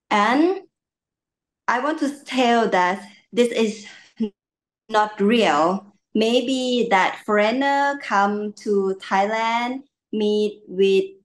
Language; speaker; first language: English; non-native, learner; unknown